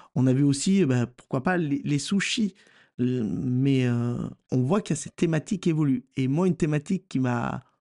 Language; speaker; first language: French; native; French